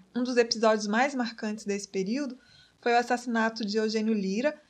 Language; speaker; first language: Portuguese; native; Portuguese